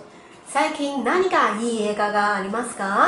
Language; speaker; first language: Japanese; non-native, learner; Korean